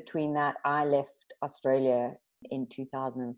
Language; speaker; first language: English; native; English